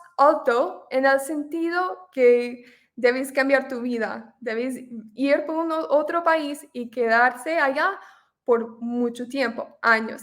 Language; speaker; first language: Spanish; non-native, fluent; English